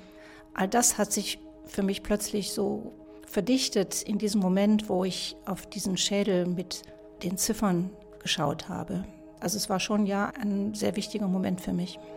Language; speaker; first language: German; native; German